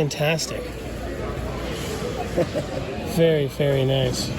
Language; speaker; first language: English; native; English